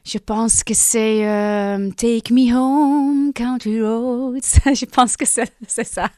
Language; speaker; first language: French; non-native, local second language; Dutch